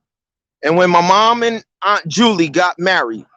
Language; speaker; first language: English; native; English